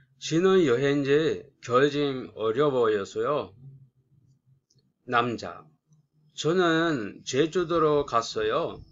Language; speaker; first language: Korean; non-native, fluent; Sinhala